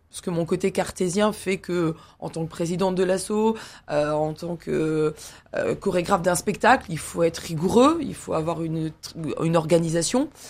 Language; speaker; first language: French; native; French